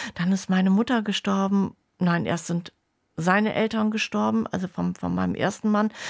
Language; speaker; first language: German; native; German